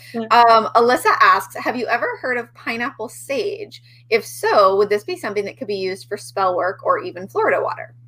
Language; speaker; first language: English; native; English